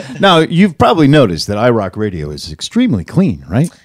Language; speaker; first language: English; native; English